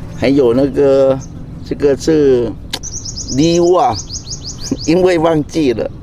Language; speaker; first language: Chinese; non-native, learner; Thai